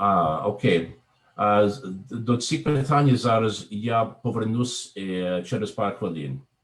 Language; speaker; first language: Ukrainian; non-native, learner; English